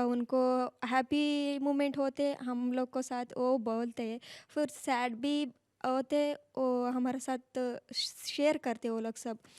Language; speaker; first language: Hindi; non-native, local second language; Kannada